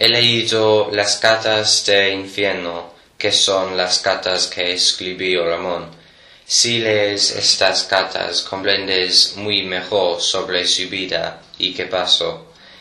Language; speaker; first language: Spanish; non-native, learner; English